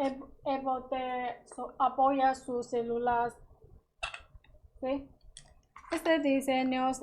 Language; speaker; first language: Spanish; non-native, learner; Chinese